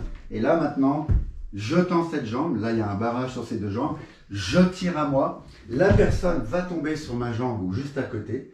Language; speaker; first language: French; native; French